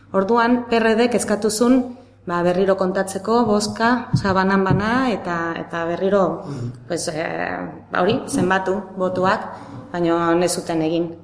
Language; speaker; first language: Basque; non-native, local second language; Spanish